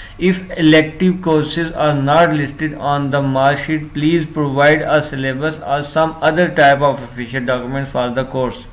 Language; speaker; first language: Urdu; non-native, local second language; Punjabi